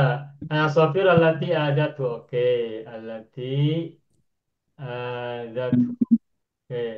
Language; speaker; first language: Arabic; non-native, fluent; Indonesian